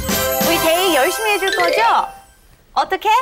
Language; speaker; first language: Korean; non-native, learner; English